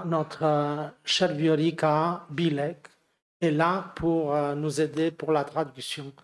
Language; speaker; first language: French; non-native, fluent; Romanian